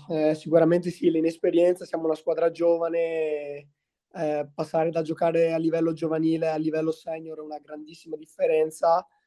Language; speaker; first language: Italian; native; Italian